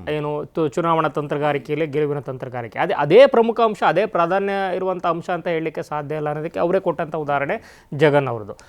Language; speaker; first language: Kannada; native; Kannada